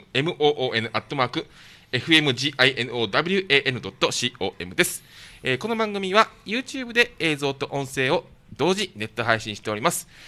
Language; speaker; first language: Japanese; native; Japanese